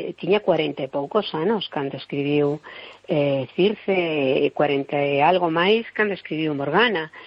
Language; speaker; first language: Galician; non-native, local second language; Spanish